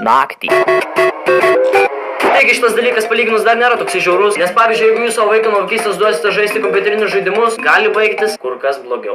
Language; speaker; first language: Lithuanian; native; Lithuanian